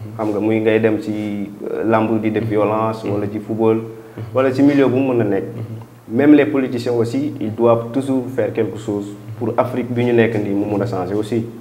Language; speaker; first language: Wolof; non-native, local second language; Serer